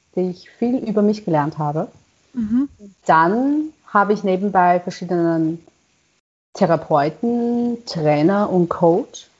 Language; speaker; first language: German; non-native, fluent; Chinese